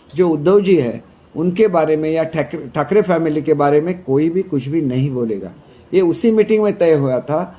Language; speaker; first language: Hindi; non-native, local second language; Marathi